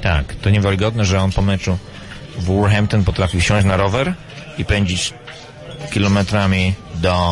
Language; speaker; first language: Polish; native; Polish